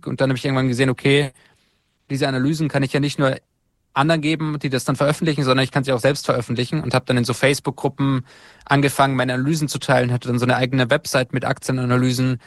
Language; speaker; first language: German; native; German